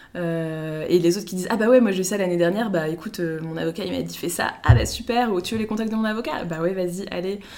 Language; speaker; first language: French; native; French